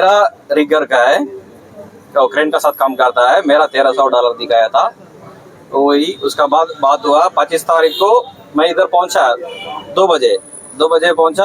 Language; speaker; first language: Hindi; non-native, local second language; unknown